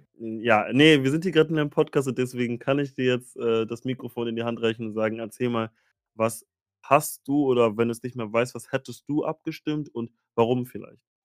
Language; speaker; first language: German; early bilingual, other home language; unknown